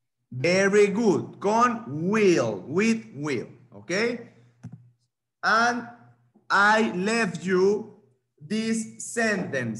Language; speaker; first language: English; non-native, fluent; Spanish